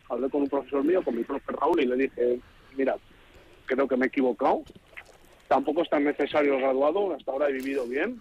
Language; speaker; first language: Spanish; native; Spanish